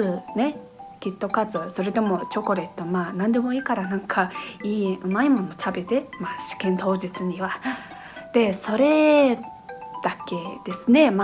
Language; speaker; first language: Japanese; non-native, fluent; Mongolian